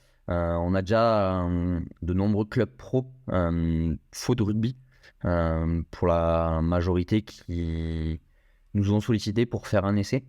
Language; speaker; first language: French; native; French